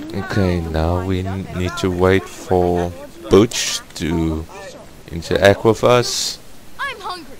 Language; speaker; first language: English; non-native, fluent; Afrikaans